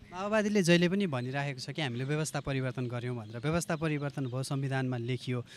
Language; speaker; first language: Nepali; native; Nepali